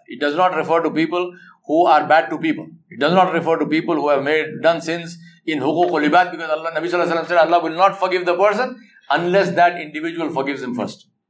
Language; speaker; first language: English; non-native, local second language; Urdu